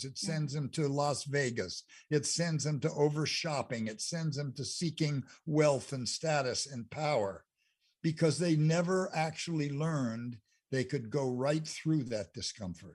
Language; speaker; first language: English; native; English